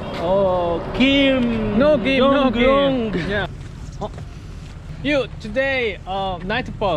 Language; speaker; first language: English; non-native, learner; Korean